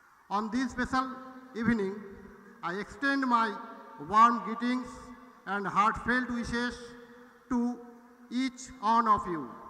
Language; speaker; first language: English; non-native, local second language; Bangla